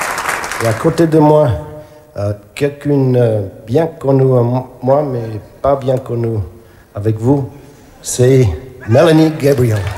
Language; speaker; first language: French; non-native, learner; English